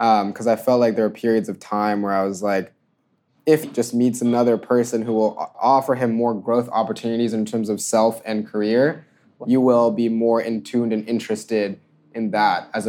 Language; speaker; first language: English; native; English